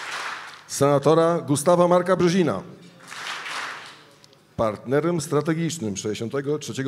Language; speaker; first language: Polish; native; Polish